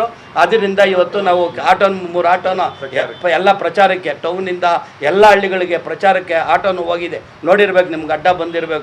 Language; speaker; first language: Kannada; native; Kannada